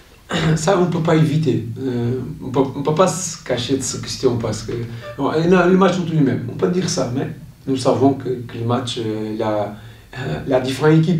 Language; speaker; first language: French; non-native, learner; Portuguese